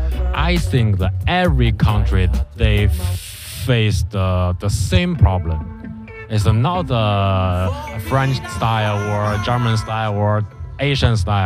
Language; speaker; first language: English; non-native, learner; Chinese